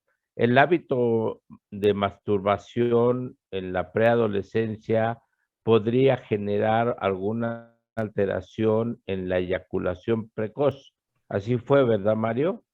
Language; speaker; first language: Spanish; native; Spanish